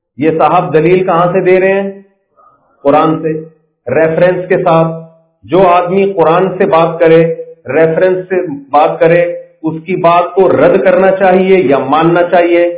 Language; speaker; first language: Urdu; native; Urdu